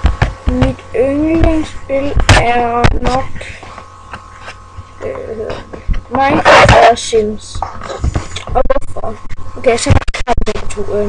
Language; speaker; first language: Danish; early bilingual, other home language; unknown